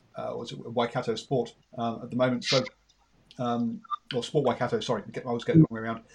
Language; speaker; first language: English; native; English